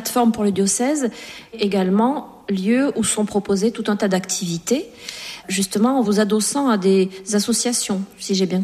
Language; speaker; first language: French; native; French